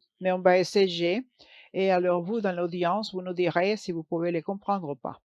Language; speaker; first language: French; non-native, learner; English